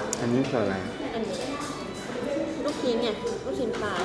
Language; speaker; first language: Thai; native; Thai